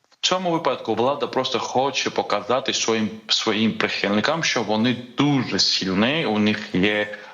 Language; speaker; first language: Ukrainian; non-native, fluent; Georgian